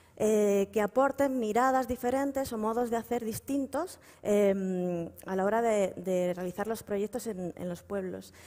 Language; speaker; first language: Spanish; native; Spanish